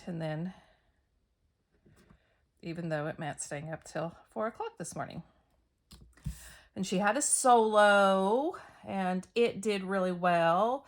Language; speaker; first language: English; native; English